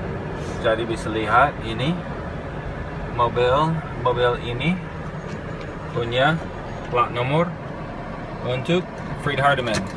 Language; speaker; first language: Indonesian; non-native, fluent; English